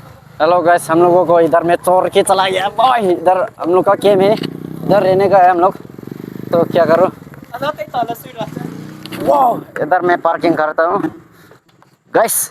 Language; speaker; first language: Hindi; non-native, local second language; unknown